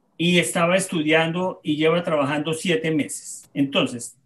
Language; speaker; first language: Spanish; native; Spanish